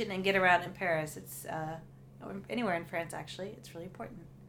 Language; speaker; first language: English; native; English